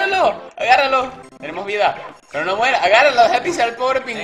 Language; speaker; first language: Spanish; native; Spanish